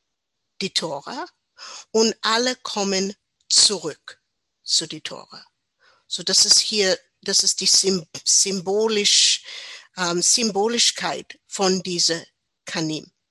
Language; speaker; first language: German; non-native, learner; English